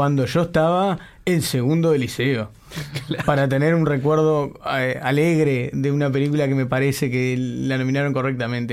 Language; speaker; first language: Spanish; native; Spanish